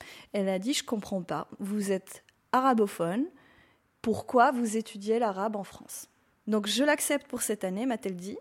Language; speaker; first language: French; non-native, local second language; Arabic